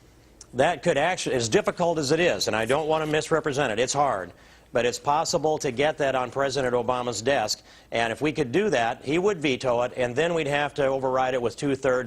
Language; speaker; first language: English; native; English